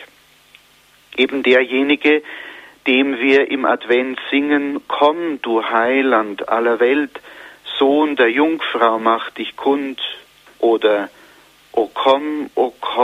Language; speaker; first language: German; native; German